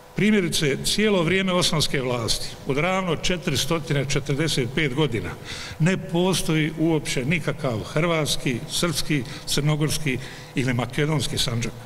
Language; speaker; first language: Bosnian; native; Bosnian